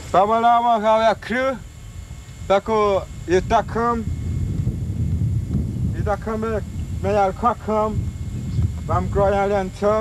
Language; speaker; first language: Portuguese; non-native, local second language; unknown